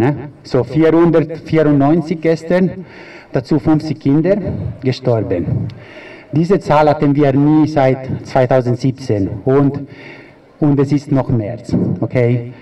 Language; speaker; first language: German; non-native, fluent; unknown